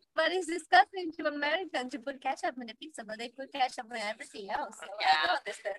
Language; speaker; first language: English; non-native, fluent; Portuguese